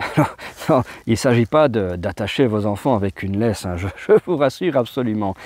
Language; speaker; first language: French; native; French